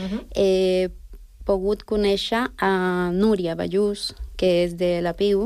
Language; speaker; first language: Catalan; non-native, fluent; Spanish